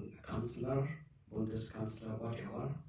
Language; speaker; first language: German; non-native, learner; Tibetan